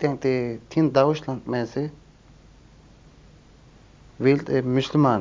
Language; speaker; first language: Dutch; non-native, learner; Turkish